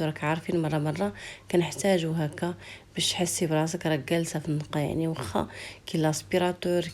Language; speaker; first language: Arabic; native; Arabic